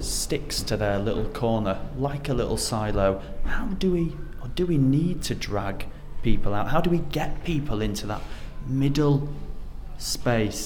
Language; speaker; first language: English; native; English